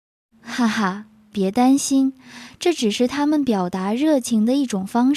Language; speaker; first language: Chinese; native; Chinese